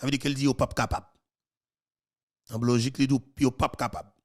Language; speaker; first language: French; non-native, local second language; Haitian Creole